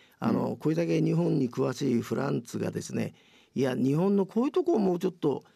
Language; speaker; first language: Japanese; native; Japanese